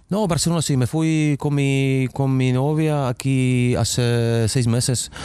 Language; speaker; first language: Spanish; non-native, fluent; Czech